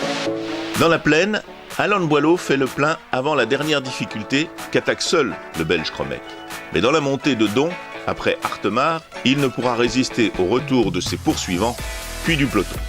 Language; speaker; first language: French; native; French